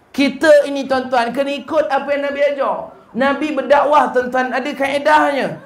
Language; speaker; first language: Malay; native; Malay